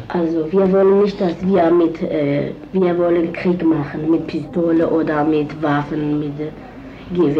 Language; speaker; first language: German; non-native, learner; Kurdish